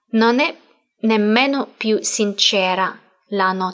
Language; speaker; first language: Italian; non-native, fluent; Russian